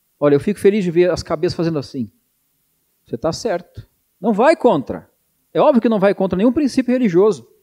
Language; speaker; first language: Portuguese; native; Portuguese